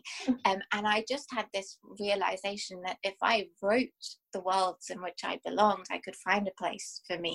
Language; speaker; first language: English; native; English